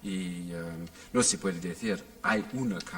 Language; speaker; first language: Spanish; non-native, fluent; English